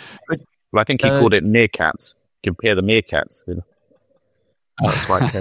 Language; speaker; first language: English; native; English